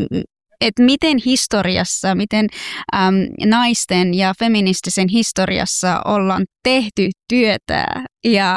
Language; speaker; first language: Finnish; non-native, fluent; Persian